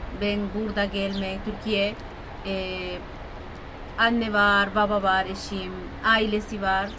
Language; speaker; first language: Turkish; non-native, learner; Spanish